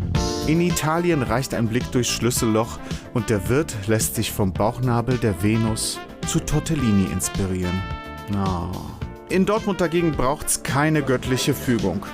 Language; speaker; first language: German; native; German